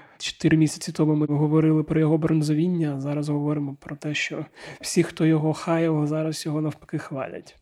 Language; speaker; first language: Ukrainian; native; Ukrainian